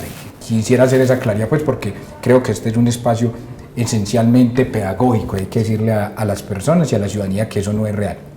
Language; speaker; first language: Spanish; native; Spanish